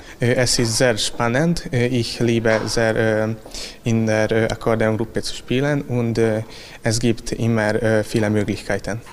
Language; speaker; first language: German; non-native, local second language; Hungarian